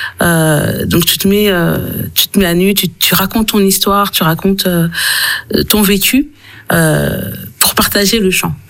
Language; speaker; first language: French; early bilingual, other home language; Haitian Creole